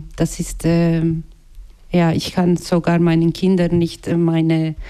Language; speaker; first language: German; non-native, fluent; Kurdish